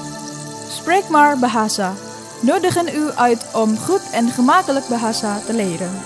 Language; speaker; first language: Dutch; non-native, learner; Indonesian